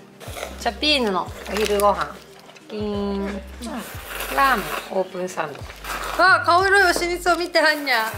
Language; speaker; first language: Japanese; native; Japanese